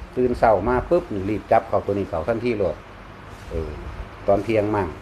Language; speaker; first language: Thai; non-native, local second language; Northeastern Thai